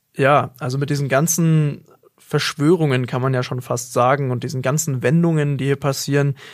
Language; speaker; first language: German; native; German